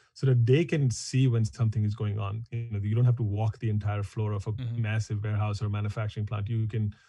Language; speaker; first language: English; non-native, local second language; Hindi